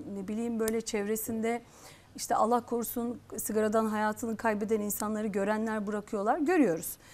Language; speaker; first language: Turkish; native; Turkish